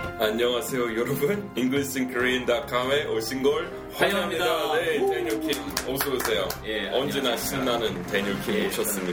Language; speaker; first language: Korean; non-native, fluent; English